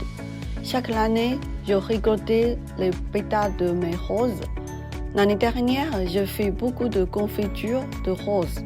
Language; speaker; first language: French; non-native, fluent; Chinese